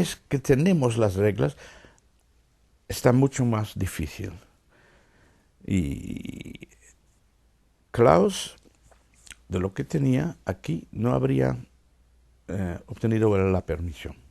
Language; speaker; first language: Spanish; non-native, fluent; Dutch